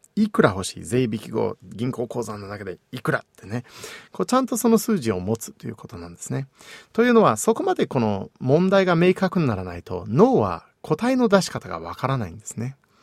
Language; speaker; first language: Japanese; non-native, fluent; English